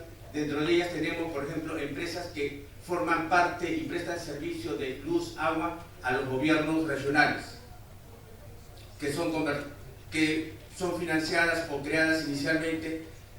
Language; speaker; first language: Spanish; native; Spanish